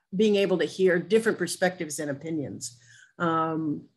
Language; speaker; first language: English; native; English